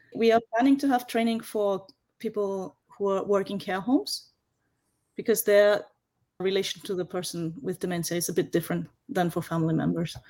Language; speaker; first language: English; non-native, fluent; German